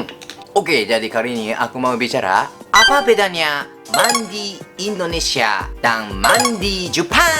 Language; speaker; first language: Indonesian; non-native, learner; Japanese